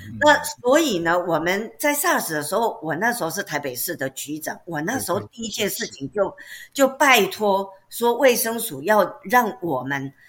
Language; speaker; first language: Chinese; native; Chinese